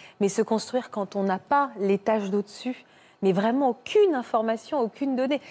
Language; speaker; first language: French; native; French